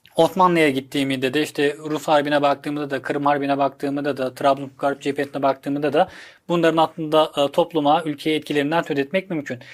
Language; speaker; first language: Turkish; native; Turkish